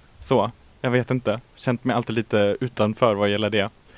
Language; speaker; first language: Swedish; native; Swedish